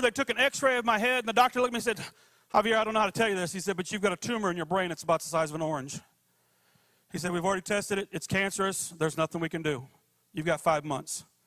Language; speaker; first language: English; native; English